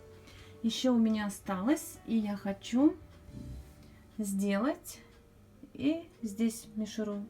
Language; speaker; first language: Russian; native; Russian